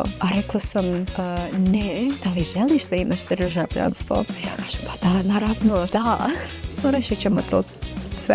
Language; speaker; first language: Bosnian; non-native, fluent; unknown